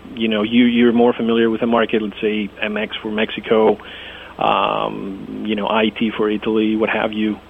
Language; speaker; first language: English; non-native, fluent; Greek